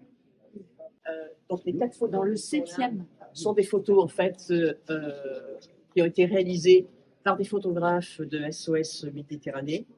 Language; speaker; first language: French; native; French